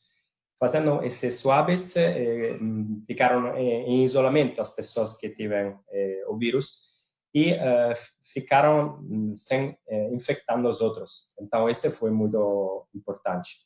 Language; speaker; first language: Portuguese; non-native, fluent; Italian